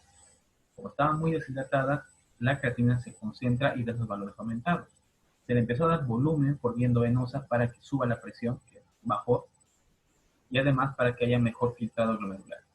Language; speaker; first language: Spanish; native; Spanish